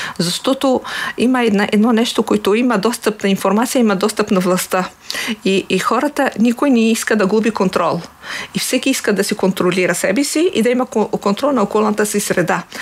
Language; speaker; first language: Bulgarian; non-native, fluent; Arabic